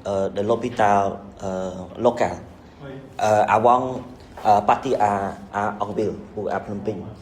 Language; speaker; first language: French; non-native, learner; Khmer